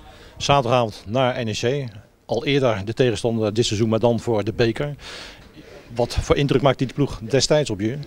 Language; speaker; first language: Dutch; native; Dutch